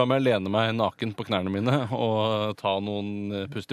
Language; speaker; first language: Norwegian; native; Norwegian